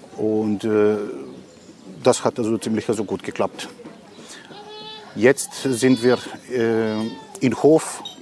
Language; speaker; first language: German; non-native, fluent; Serbian